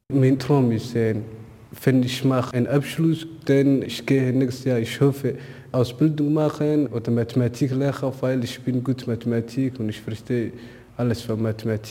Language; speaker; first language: German; non-native, learner; Somali